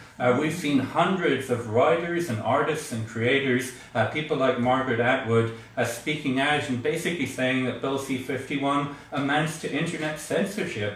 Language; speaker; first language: English; native; English